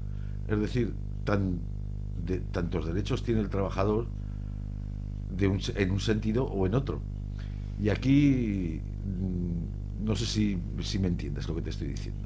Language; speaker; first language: Spanish; native; Spanish